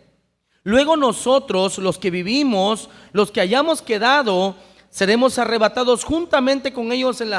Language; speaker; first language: Spanish; native; Spanish